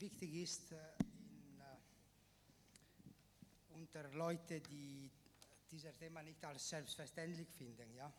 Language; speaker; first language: German; non-native, fluent; Italian